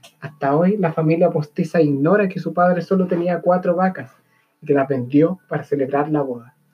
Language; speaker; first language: Spanish; native; Spanish